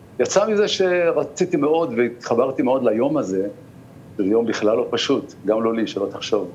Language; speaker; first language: Hebrew; native; Hebrew